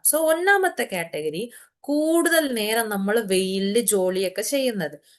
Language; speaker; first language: Malayalam; early bilingual, heritage; Malayalam